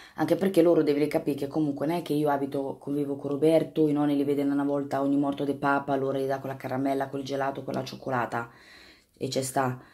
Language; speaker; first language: Italian; native; Italian